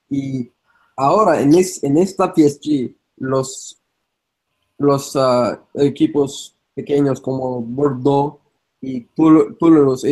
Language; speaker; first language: Spanish; non-native, fluent; English